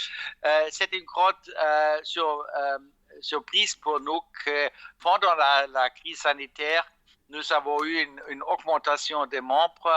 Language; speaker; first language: French; non-native, fluent; German